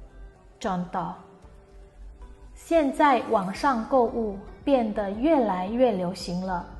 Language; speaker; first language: Chinese; non-native, fluent; Indonesian